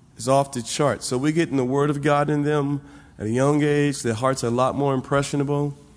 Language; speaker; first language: English; native; English